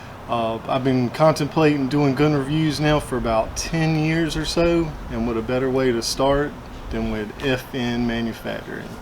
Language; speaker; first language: English; native; English